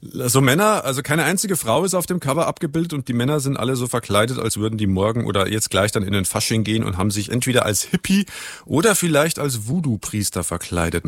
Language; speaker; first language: German; native; German